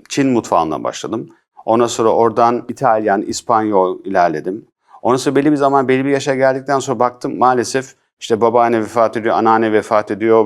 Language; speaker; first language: Turkish; early bilingual, heritage; Turkish